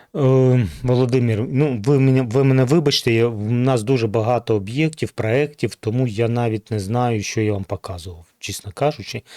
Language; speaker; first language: Ukrainian; non-native, local second language; Russian